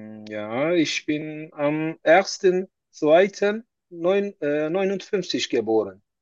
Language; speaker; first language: German; non-native, learner; Turkish